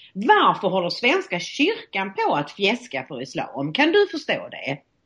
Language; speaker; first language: Swedish; native; Swedish